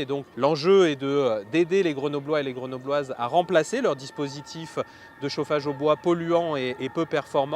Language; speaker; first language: French; native; French